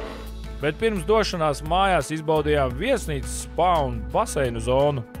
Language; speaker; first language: Latvian; native; Latvian